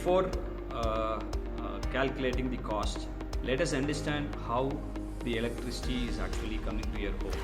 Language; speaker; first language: English; non-native, local second language; Tamil